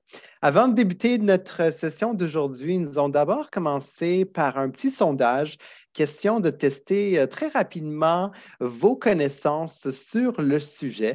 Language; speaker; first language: French; native; French